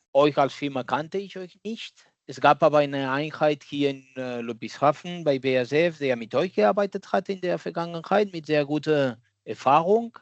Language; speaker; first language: German; non-native, fluent; Catalan